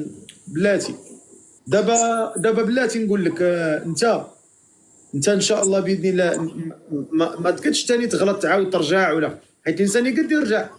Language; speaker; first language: Arabic; native; Arabic